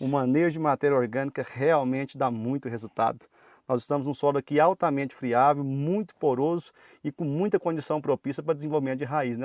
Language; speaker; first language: Portuguese; native; Portuguese